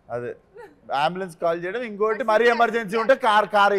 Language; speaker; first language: Telugu; native; Telugu